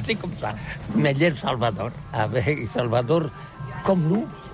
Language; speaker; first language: French; non-native, learner; Catalan